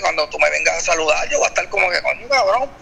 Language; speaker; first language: Spanish; native; Spanish